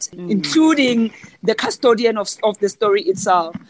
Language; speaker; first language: English; non-native, local second language; Southern Sotho